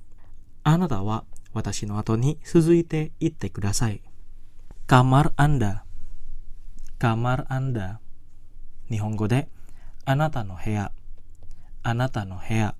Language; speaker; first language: Japanese; non-native, fluent; Indonesian